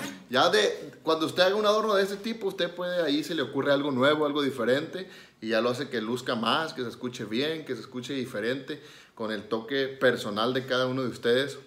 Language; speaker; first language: Spanish; native; Spanish